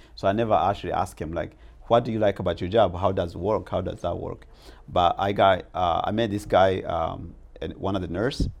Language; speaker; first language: English; non-native, local second language; Rundi